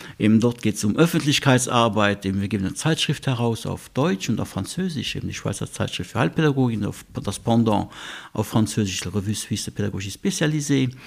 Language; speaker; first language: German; non-native, local second language; Luxembourgish